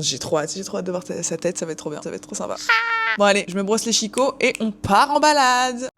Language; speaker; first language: French; native; French